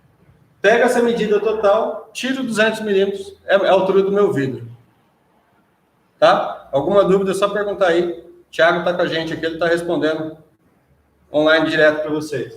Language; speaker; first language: Portuguese; native; Portuguese